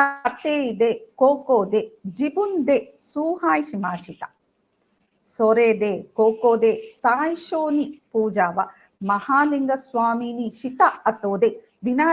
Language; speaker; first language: Japanese; non-native, fluent; Tamil